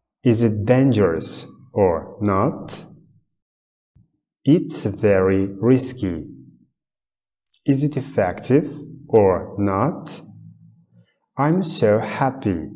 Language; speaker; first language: English; non-native, fluent; Uzbek